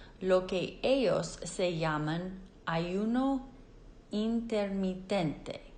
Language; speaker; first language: Spanish; non-native, fluent; English